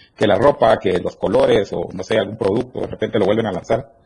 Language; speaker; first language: Spanish; native; Spanish